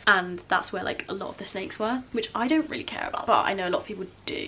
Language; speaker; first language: English; native; English